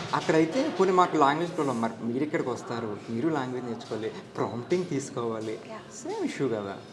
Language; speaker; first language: Telugu; native; Telugu